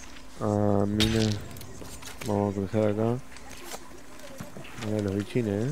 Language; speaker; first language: Spanish; native; Spanish